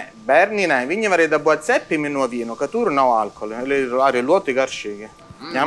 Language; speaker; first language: Latvian; non-native, learner; Italian